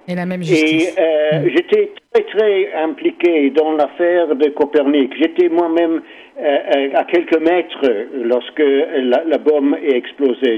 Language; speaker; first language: French; non-native, learner; English